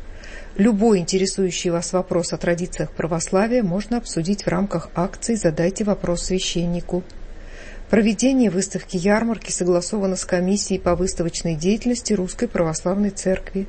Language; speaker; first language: Russian; native; Russian